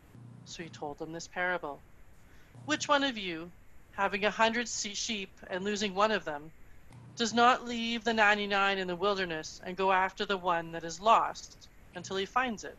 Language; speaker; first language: English; native; English